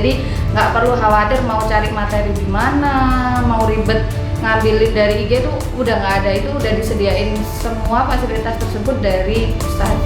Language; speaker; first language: Indonesian; native; Indonesian